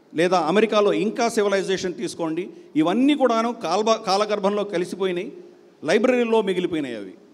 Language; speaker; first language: Telugu; native; Telugu